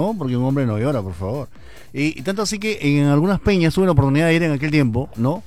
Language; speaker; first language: Spanish; native; Spanish